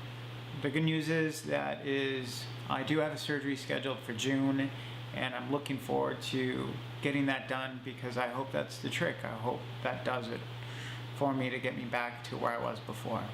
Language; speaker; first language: English; native; English